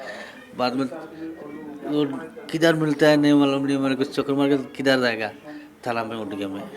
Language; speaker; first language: Hindi; non-native, local second language; Bangla